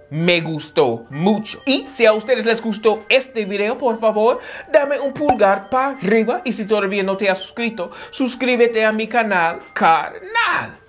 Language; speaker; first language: Spanish; non-native, fluent; English